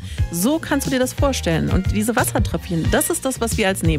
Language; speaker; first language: German; native; German